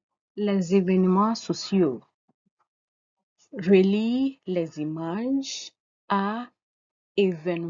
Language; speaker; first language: French; non-native, fluent; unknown